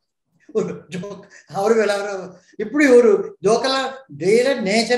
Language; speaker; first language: Tamil; non-native, local second language; Telugu